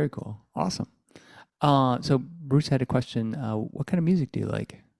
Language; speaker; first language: English; native; English